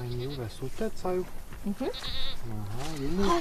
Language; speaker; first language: Mongolian; non-native, learner; Czech